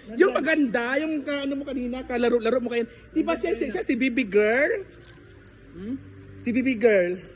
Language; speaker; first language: Filipino; native; Filipino